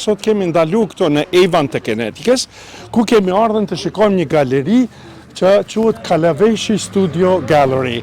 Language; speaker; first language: Albanian; native; Albanian